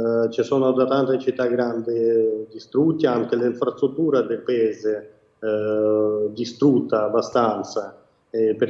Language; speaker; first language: Italian; non-native, fluent; Ukrainian